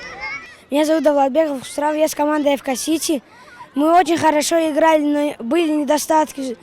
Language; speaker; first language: Russian; non-native, local second language; Tajik